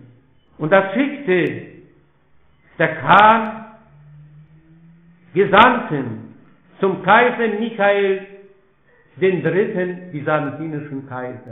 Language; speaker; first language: German; non-native, fluent; Polish